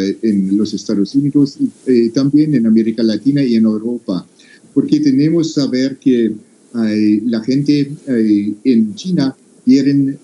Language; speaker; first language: Spanish; non-native, fluent; English